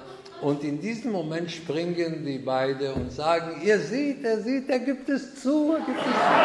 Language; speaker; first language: German; non-native, fluent; Hebrew